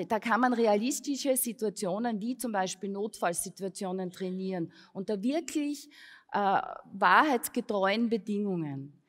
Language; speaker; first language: German; native; German